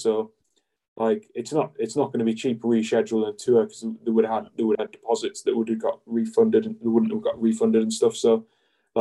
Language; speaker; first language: English; native; English